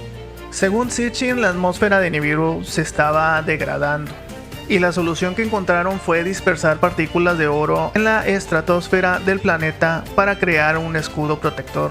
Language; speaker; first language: Spanish; native; Spanish